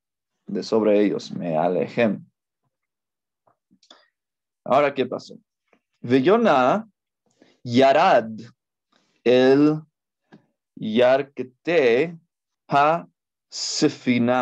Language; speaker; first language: Spanish; non-native, fluent; English